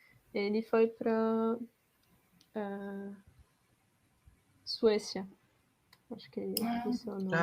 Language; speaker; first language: Portuguese; non-native, fluent; French